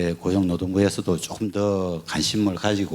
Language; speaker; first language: Korean; native; Korean